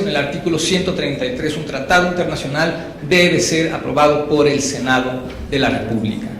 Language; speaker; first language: Spanish; native; Spanish